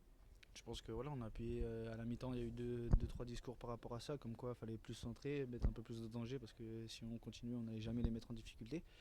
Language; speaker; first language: French; native; French